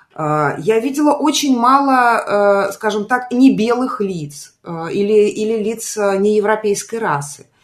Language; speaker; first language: Russian; native; Russian